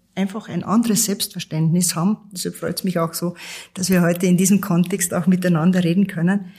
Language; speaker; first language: German; native; German